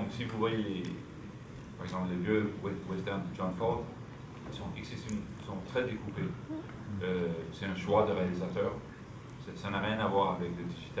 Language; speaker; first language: French; non-native, fluent; Danish